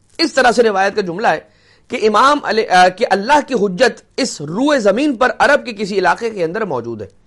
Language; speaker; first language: Urdu; native; Urdu